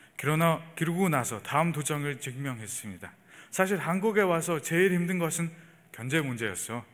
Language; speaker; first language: Korean; non-native, fluent; Mongolian